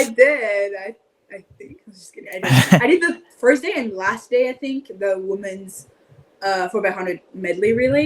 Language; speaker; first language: English; non-native, fluent; French